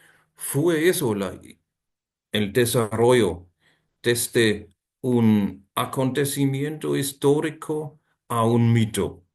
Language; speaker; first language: Spanish; non-native, fluent; German